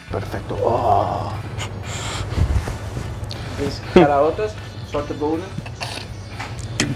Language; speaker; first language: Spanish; native; Spanish